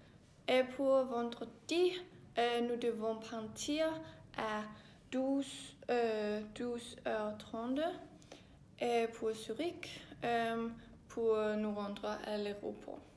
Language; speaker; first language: French; non-native, learner; Danish